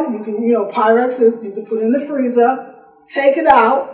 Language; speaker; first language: English; native; English